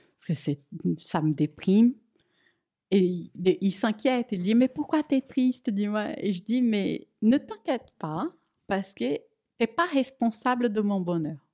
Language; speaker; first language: French; non-native, fluent; Portuguese